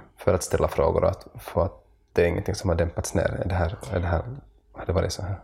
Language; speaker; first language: Swedish; native; Swedish